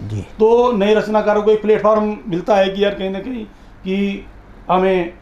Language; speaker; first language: Hindi; native; Hindi